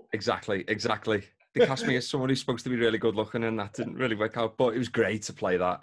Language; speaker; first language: English; native; English